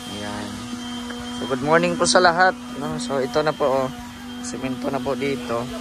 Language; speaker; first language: Filipino; non-native, local second language; Cebuano